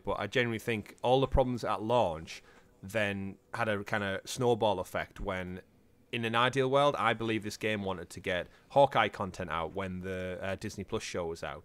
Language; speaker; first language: English; native; English